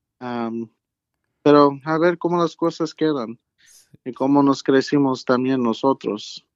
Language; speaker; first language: Spanish; early bilingual, heritage; English